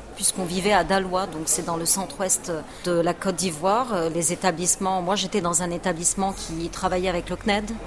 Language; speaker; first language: French; native; French